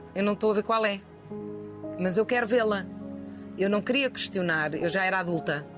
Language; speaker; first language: Portuguese; early bilingual, other home language; Spanish